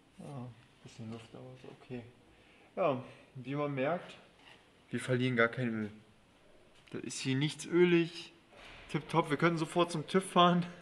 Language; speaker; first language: German; native; German